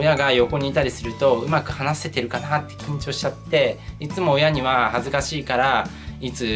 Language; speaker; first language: Japanese; native; Japanese